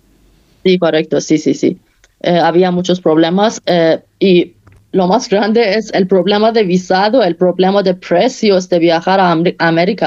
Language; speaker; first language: Spanish; non-native, fluent; Persian